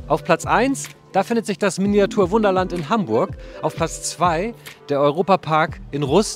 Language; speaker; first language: German; native; German